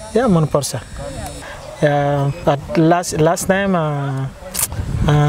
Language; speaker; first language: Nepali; non-native, learner; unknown